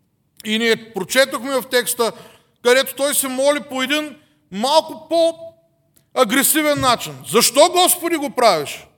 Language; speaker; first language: Bulgarian; native; Bulgarian